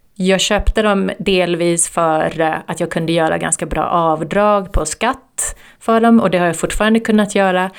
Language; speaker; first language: Swedish; native; Swedish